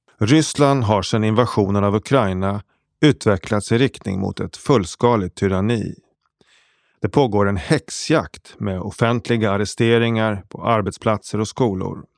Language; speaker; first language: Swedish; native; Swedish